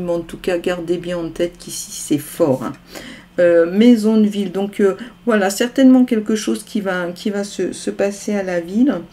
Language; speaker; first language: French; native; French